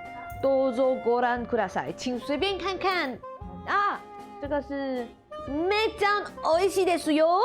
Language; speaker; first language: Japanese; non-native, learner; Chinese